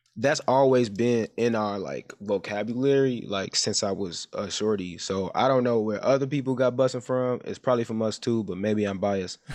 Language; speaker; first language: English; early bilingual, other home language; Yoruba